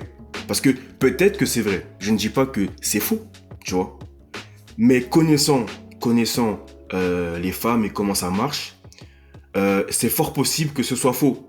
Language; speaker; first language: French; native; French